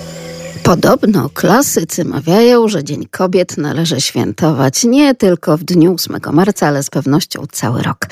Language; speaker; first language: Polish; native; Polish